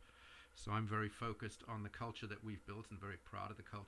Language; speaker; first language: English; native; English